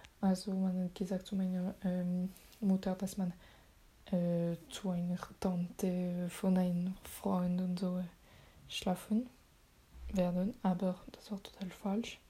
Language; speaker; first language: German; non-native, learner; French